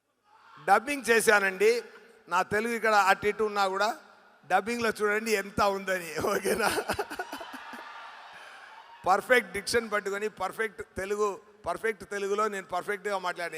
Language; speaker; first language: Telugu; non-native, learner; Tamil